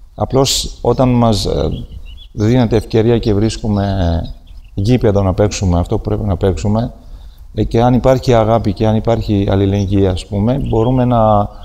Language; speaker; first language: Greek; non-native, fluent; Armenian